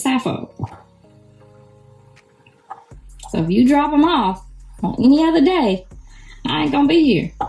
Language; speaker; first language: English; native; English